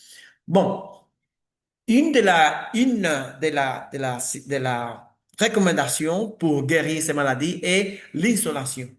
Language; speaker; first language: French; non-native, learner; Spanish